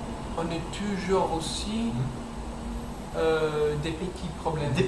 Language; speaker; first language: French; non-native, learner; English